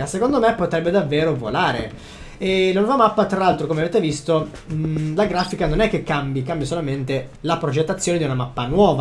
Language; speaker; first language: Italian; native; Italian